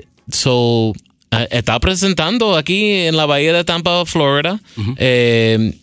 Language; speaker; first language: Spanish; early bilingual, other home language; English